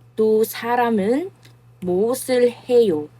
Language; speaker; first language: Korean; non-native, fluent; Filipino